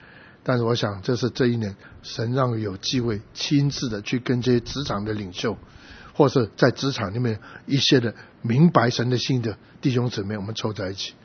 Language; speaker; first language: Chinese; native; Chinese